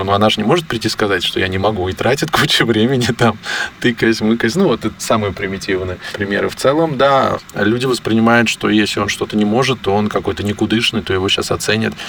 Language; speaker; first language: Russian; native; Russian